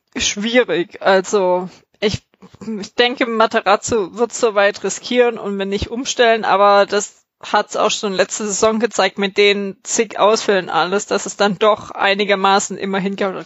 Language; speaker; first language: German; native; German